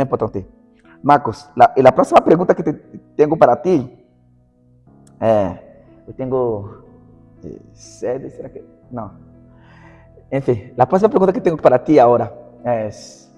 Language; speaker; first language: Spanish; non-native, fluent; Portuguese